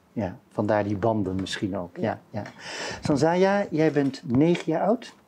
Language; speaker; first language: Dutch; native; Dutch